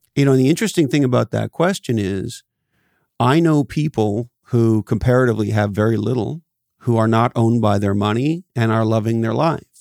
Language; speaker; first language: English; native; English